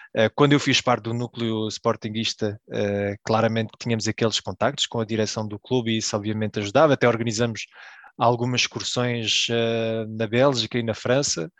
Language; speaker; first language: Portuguese; early bilingual, heritage; Portuguese